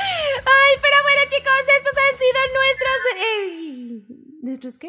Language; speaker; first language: Spanish; native; Spanish